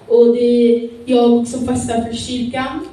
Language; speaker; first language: Swedish; early bilingual, other home language; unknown